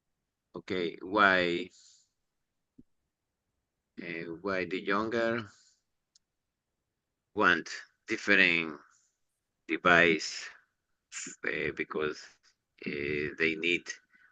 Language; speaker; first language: English; non-native, learner; Spanish